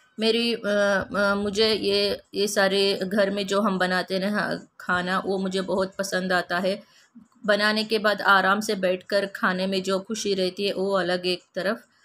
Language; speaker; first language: Hindi; non-native, local second language; Kannada